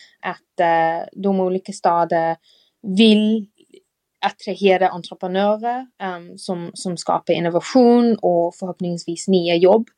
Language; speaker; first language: Swedish; non-native, fluent; English